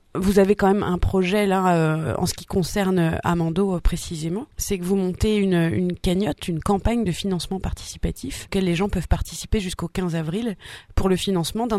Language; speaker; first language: French; native; French